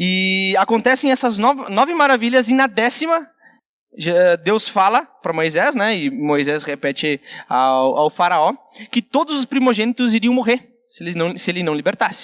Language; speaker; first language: Portuguese; native; Portuguese